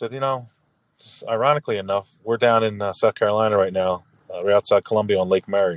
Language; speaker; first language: English; native; English